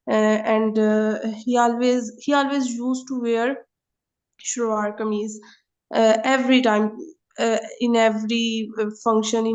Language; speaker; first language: English; non-native, learner; Urdu